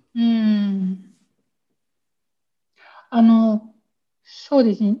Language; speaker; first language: Japanese; native; Japanese